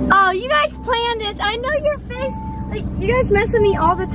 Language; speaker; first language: English; native; English